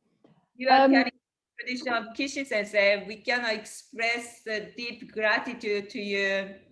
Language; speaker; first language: English; non-native, learner; Japanese